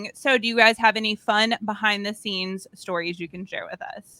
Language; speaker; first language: English; native; English